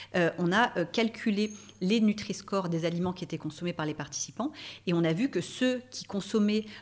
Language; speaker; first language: French; native; French